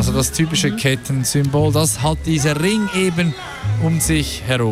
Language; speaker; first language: German; native; German